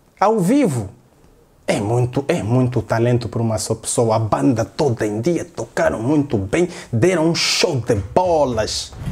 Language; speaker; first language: Portuguese; native; Portuguese